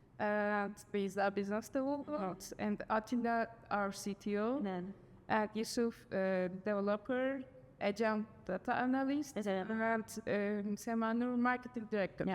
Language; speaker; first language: English; non-native, learner; Turkish